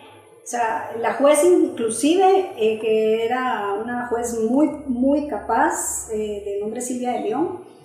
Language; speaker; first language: Spanish; native; Spanish